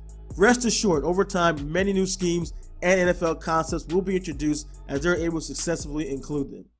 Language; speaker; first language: English; native; English